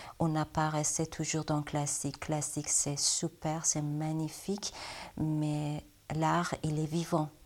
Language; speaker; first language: French; non-native, learner; Persian